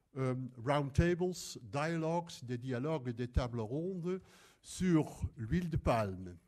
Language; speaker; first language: French; non-native, fluent; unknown